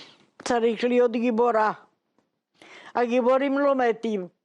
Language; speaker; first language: Hebrew; non-native, fluent; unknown